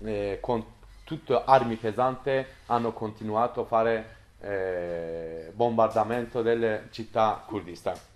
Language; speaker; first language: Italian; non-native, learner; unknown